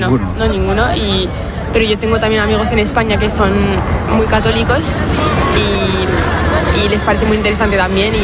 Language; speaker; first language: Spanish; non-native, fluent; French